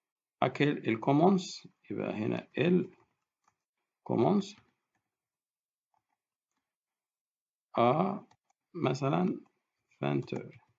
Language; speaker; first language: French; non-native, fluent; Arabic